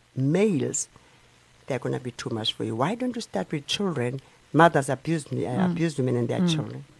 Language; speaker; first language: English; non-native, local second language; Xhosa